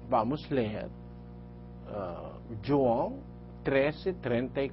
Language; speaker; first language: Portuguese; non-native, learner; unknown